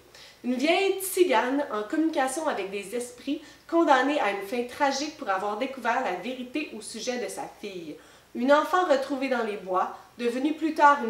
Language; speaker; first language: French; native; French